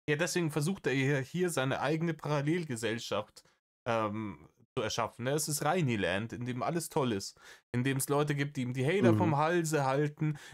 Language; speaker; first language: German; native; German